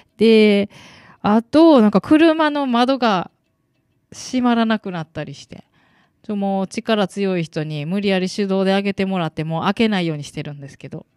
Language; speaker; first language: Japanese; native; Japanese